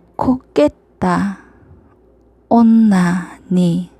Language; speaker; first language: Korean; native; Korean